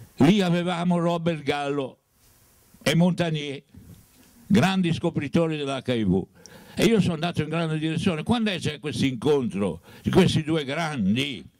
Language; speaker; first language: Italian; native; Italian